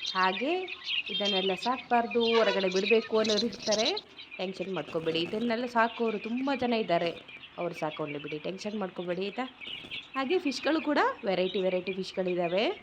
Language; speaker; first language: Kannada; non-native, local second language; Malayalam